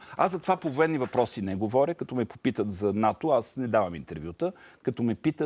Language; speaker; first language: Bulgarian; native; Bulgarian